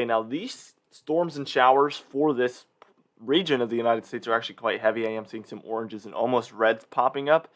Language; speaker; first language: English; native; English